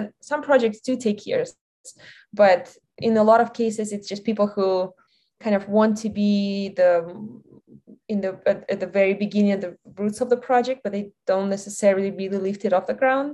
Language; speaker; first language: English; non-native, fluent; Russian